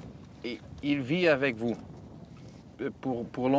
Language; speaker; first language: French; non-native, learner; Dutch